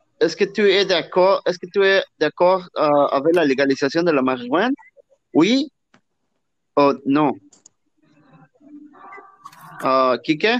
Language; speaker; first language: French; non-native, learner; Spanish